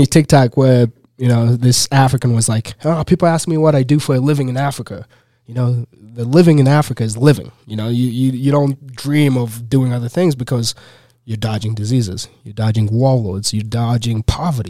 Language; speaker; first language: English; non-native, local second language; Ganda